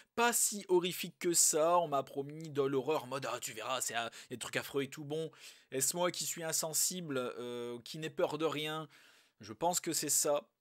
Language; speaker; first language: French; native; French